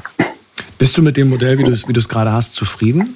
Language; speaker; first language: German; native; German